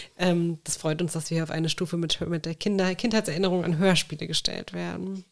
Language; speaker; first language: German; native; German